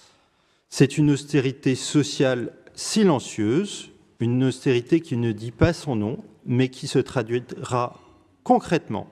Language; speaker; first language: French; native; French